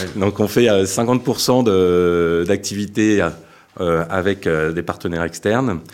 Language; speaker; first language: French; native; French